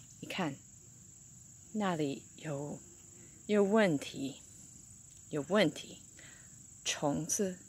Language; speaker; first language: Chinese; non-native, fluent; English